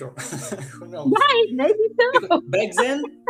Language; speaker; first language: English; non-native, fluent; Ukrainian